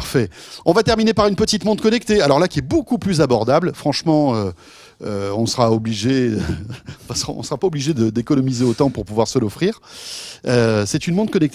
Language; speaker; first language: French; native; French